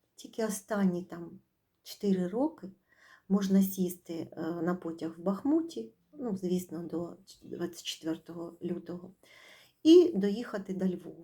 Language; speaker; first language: Ukrainian; native; Ukrainian